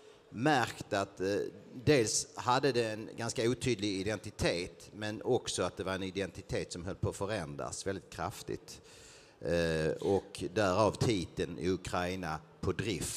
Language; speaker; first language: Swedish; native; Swedish